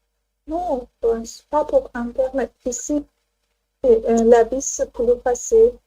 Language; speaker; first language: French; non-native, learner; Persian